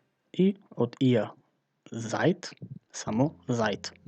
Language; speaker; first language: German; non-native, fluent; Macedonian